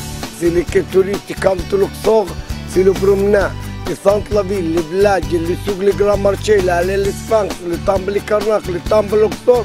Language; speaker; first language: French; non-native, learner; Arabic